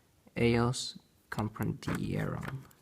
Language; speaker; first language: Spanish; non-native, learner; English